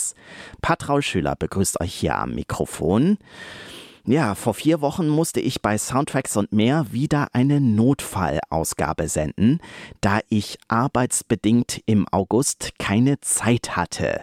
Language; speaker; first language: German; native; German